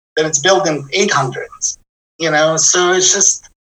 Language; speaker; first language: English; non-native, fluent; Bosnian